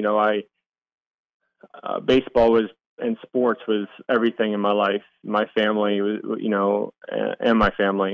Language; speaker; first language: English; native; English